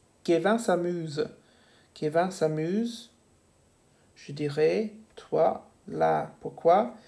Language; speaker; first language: French; non-native, fluent; English